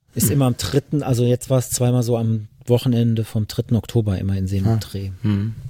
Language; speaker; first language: German; native; German